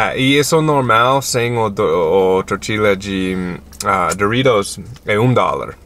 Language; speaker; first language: Portuguese; non-native, fluent; English